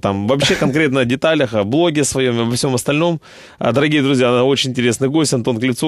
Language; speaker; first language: Russian; native; Russian